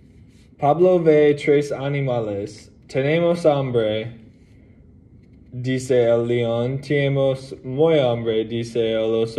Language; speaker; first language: Spanish; non-native, learner; English